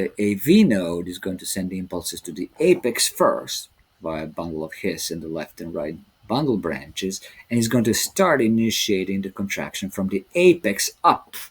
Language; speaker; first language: English; non-native, fluent; Serbian